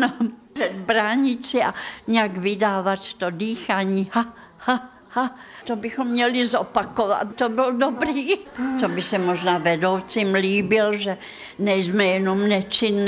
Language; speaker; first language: Czech; non-native, fluent; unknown